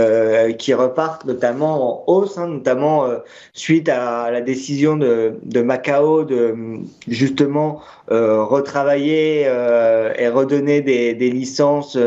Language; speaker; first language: French; native; French